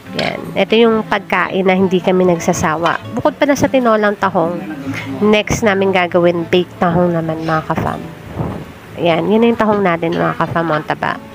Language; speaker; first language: Filipino; non-native, local second language; Aklanon